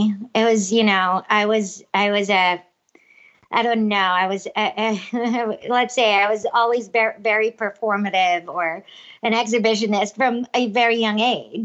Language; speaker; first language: English; non-native, local second language; Cebuano